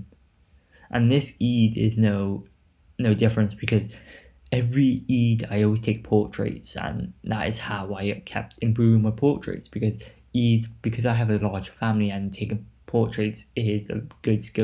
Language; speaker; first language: English; native; English